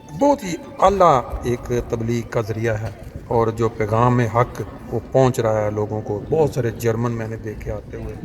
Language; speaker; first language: Urdu; non-native, local second language; Punjabi